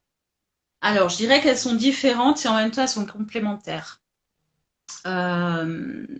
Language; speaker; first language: French; native; French